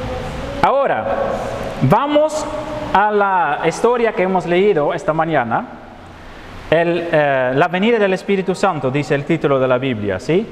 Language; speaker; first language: Spanish; non-native, fluent; Dutch